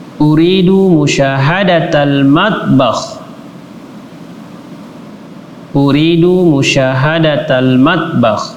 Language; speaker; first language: Arabic; non-native, fluent; Indonesian